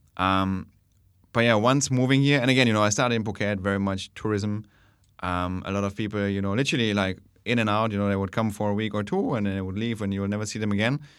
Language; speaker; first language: English; non-native, fluent; German